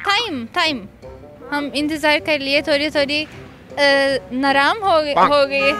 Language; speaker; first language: Hindi; non-native, learner; Azerbaijani